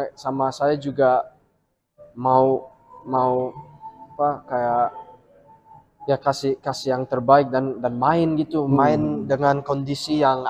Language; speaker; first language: Indonesian; early bilingual, heritage; English